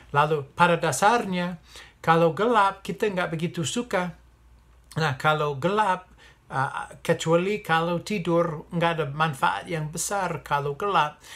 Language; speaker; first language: Indonesian; non-native, fluent; English